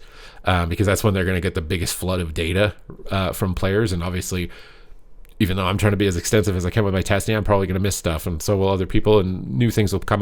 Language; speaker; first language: English; native; English